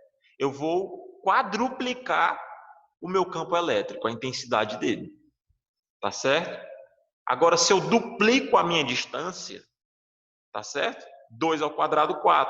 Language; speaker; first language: Portuguese; native; Portuguese